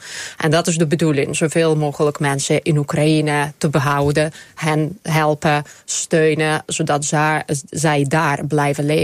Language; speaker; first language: Dutch; non-native, fluent; Ukrainian